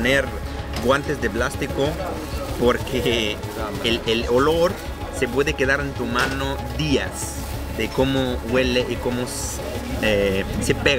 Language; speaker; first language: Spanish; non-native, fluent; Arabic